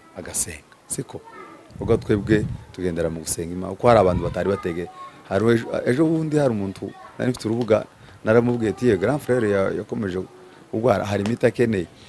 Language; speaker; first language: Kinyarwanda; native; Kinyarwanda